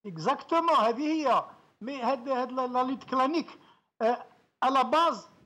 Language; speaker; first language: French; non-native, local second language; Arabic